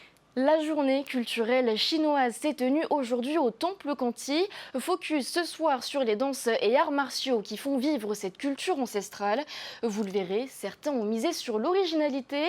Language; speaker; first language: French; native; French